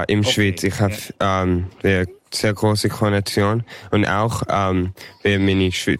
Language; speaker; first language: German; early bilingual, heritage; English